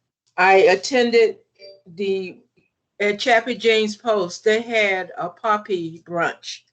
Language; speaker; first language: English; native; English